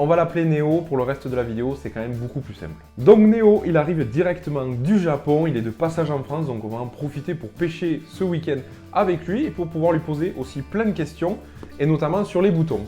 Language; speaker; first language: French; native; French